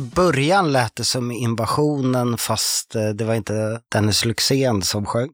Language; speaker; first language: Swedish; non-native, fluent; French